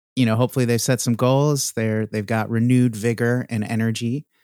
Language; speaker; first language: English; native; English